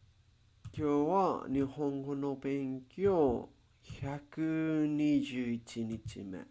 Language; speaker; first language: Japanese; non-native, learner; Spanish